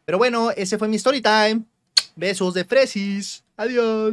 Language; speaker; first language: Spanish; native; Spanish